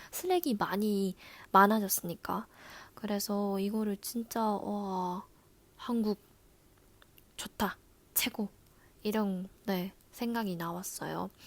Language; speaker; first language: Korean; non-native, learner; Japanese